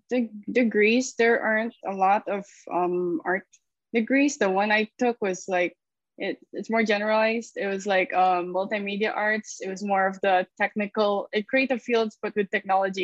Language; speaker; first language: English; non-native, local second language; Filipino